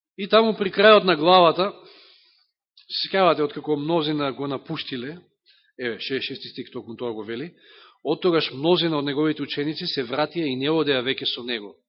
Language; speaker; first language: Macedonian; native; Macedonian